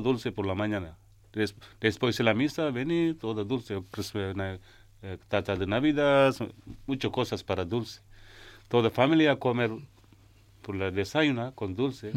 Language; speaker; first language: Spanish; non-native, learner; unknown